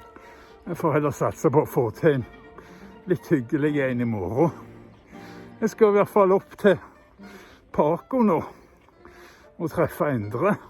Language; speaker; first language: Norwegian; native; Norwegian